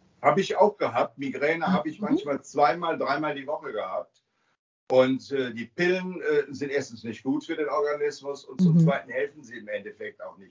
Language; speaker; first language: German; native; German